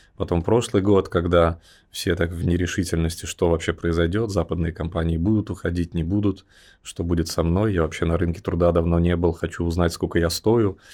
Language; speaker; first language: Russian; native; Russian